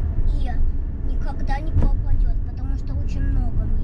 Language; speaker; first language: Russian; early bilingual, heritage; Russian